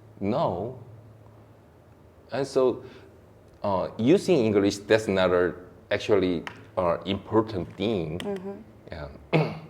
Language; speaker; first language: English; non-native, learner; Korean